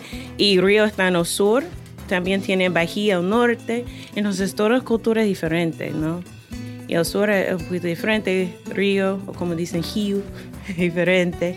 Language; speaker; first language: Spanish; non-native, fluent; English